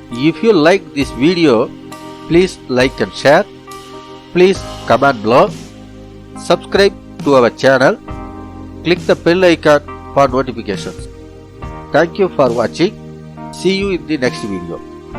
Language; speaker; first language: English; non-native, local second language; Tamil